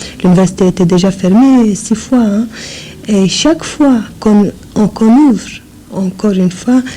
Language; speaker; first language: French; non-native, fluent; English